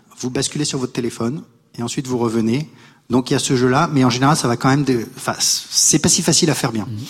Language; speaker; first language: French; native; French